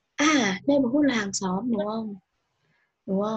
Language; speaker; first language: Vietnamese; native; Vietnamese